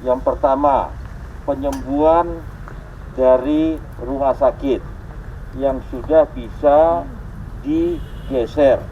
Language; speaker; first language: Indonesian; native; Indonesian